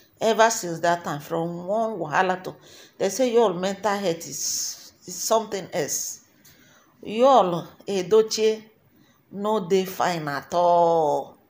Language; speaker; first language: Nigerian Pidgin; native; Nigerian Pidgin